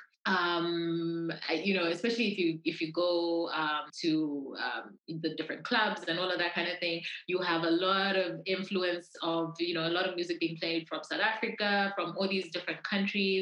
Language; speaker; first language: English; non-native, local second language; Bemba